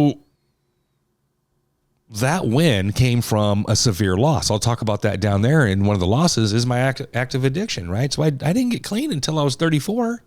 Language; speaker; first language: English; native; English